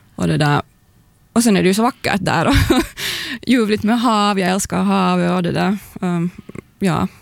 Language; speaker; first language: Swedish; native; Swedish